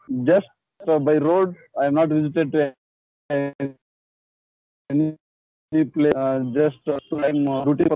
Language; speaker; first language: English; non-native, learner; Kannada